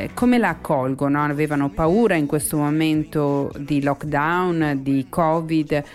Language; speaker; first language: Italian; native; Italian